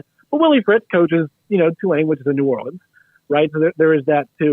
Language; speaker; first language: English; native; English